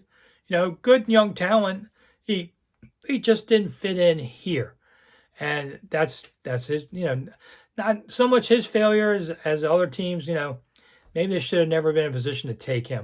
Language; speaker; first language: English; native; English